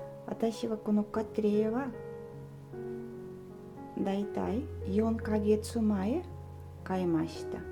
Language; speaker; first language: Japanese; non-native, learner; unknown